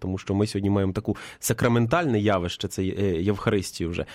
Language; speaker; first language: Ukrainian; native; Ukrainian